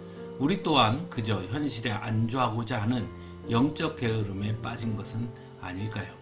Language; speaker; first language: Korean; native; Korean